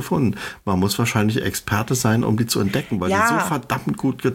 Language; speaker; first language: German; native; German